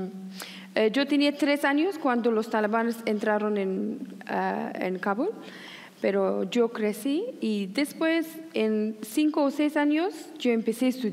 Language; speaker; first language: Spanish; non-native, learner; Persian